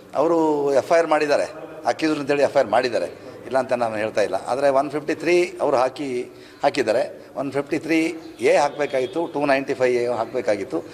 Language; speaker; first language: Kannada; non-native, local second language; Kodava